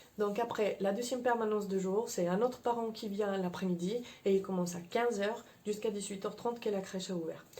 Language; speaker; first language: French; non-native, fluent; Spanish